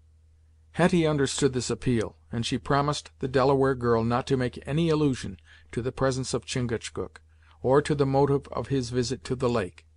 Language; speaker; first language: English; native; English